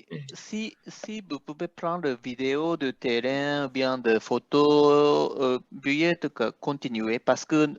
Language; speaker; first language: French; non-native, fluent; Japanese